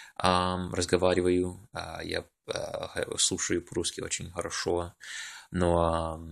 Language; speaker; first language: Russian; early bilingual, other home language; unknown